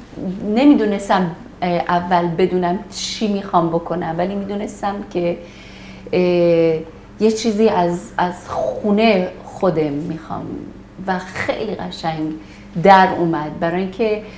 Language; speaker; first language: Persian; early bilingual, heritage; Persian